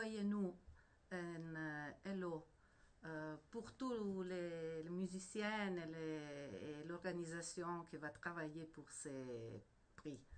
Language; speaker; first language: French; non-native, learner; Italian